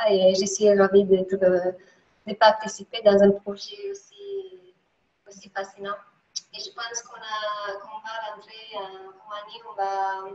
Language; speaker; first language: French; non-native, fluent; Romanian